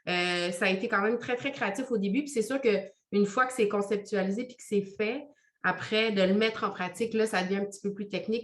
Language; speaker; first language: French; native; French